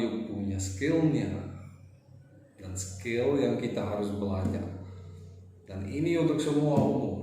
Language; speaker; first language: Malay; non-native, fluent; English